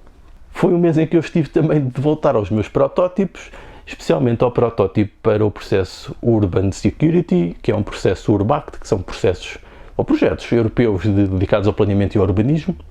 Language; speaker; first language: Portuguese; native; Portuguese